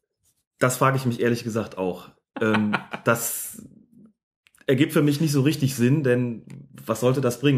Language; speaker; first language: German; native; German